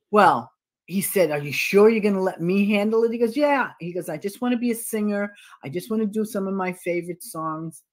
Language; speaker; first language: English; native; English